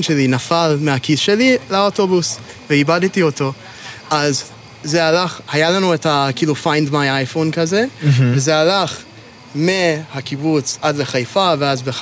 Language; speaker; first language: Hebrew; non-native, fluent; English